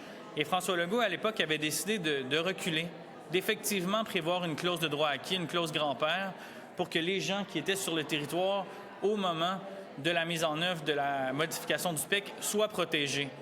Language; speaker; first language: French; native; French